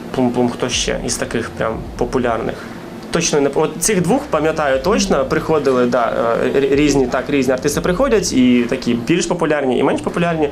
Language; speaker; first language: Ukrainian; native; Ukrainian